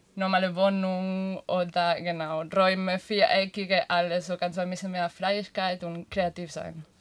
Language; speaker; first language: German; non-native, learner; Catalan